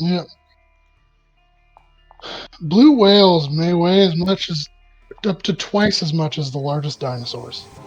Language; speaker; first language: English; native; English